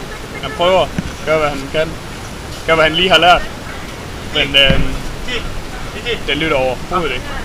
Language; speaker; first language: Danish; native; Danish